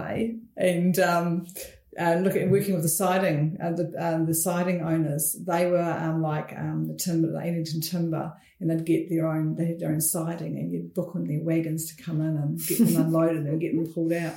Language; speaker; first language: English; native; English